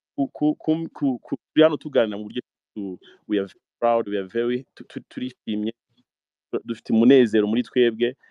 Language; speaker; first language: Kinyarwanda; early bilingual, heritage; Kinyarwanda